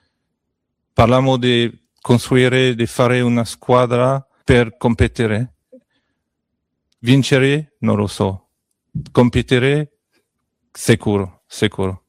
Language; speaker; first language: Italian; non-native, learner; French